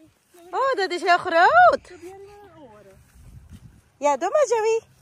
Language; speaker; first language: Dutch; non-native, learner; Filipino